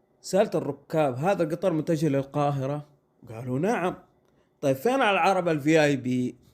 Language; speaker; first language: Egyptian Arabic; non-native, learner; Arabic